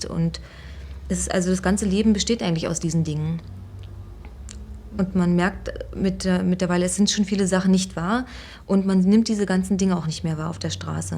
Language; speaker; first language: German; native; German